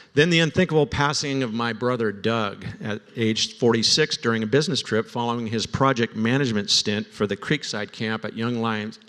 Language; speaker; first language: English; native; English